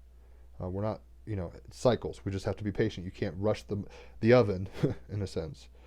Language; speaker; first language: English; native; English